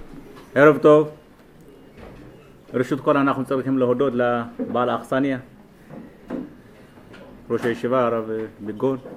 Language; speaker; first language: Hebrew; non-native, fluent; Amharic